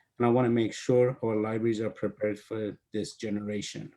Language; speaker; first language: English; non-native, fluent; Persian